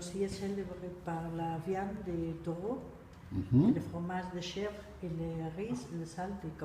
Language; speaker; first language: French; non-native, learner; Spanish